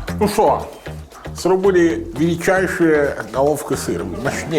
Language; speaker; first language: Ukrainian; non-native, learner; Italian